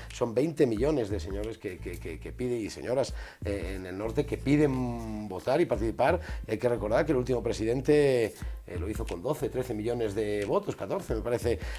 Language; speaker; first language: Spanish; native; Spanish